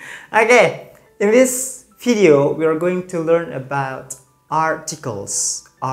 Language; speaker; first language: English; non-native, fluent; Indonesian